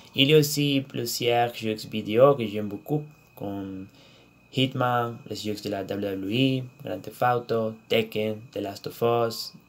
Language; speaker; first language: French; non-native, learner; Spanish